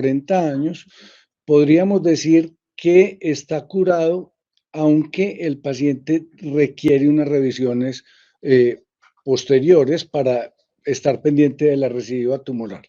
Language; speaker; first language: Spanish; native; Spanish